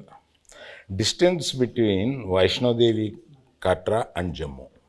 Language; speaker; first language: Telugu; native; Telugu